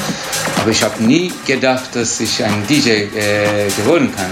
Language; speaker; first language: German; non-native, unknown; Turkish